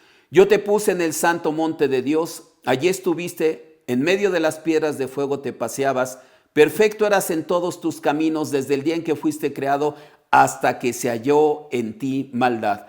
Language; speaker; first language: Spanish; native; Spanish